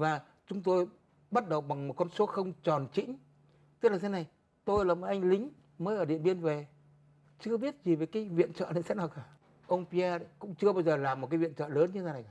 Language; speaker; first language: Vietnamese; native; Vietnamese